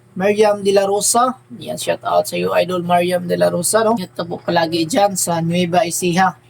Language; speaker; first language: Filipino; non-native, local second language; Cebuano